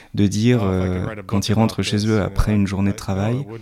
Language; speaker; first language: French; non-native, fluent; English